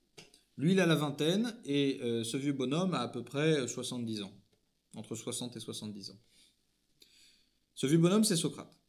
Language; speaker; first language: French; native; French